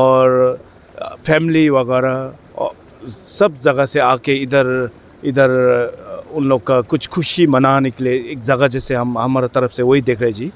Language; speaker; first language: Hindi; non-native, fluent; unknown